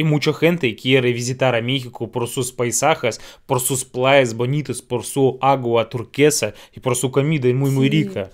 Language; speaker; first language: Spanish; non-native, fluent; Russian